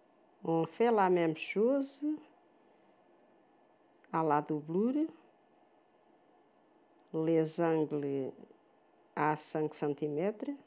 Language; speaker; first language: French; non-native, fluent; Portuguese